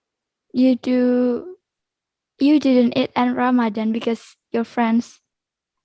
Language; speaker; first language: English; non-native, learner; Indonesian